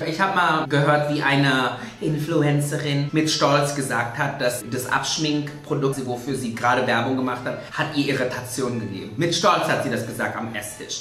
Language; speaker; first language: German; native; German